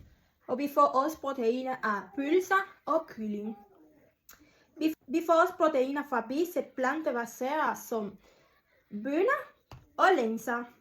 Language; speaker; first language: Danish; non-native, learner; Spanish